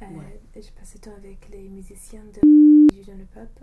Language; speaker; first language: French; non-native, fluent; English